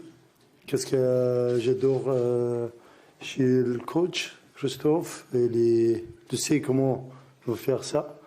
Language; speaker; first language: French; non-native, learner; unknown